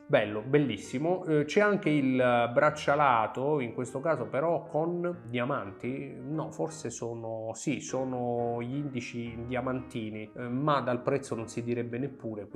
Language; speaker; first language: Italian; native; Italian